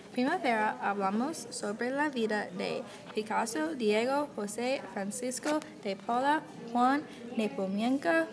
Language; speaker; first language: Spanish; non-native, learner; English